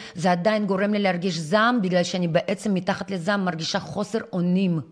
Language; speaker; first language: Hebrew; non-native, fluent; Ukrainian